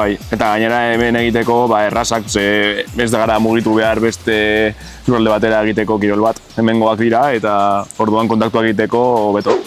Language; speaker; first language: Basque; non-native, local second language; Spanish